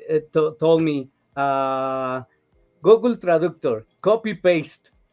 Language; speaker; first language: English; non-native, learner; Spanish